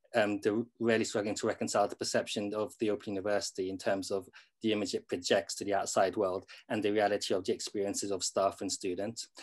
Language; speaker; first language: English; native; English